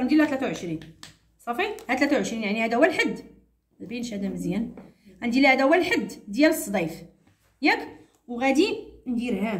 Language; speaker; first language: Arabic; native; Arabic